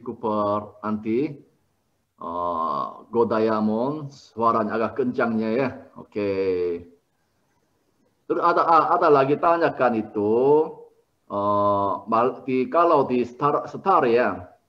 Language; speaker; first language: Indonesian; non-native, learner; Korean